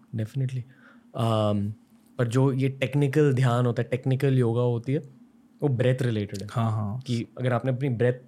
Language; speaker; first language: Hindi; native; Hindi